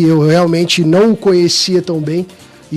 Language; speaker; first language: Portuguese; native; Portuguese